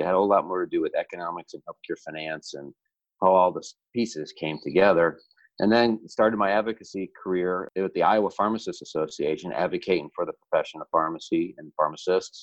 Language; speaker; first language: English; native; English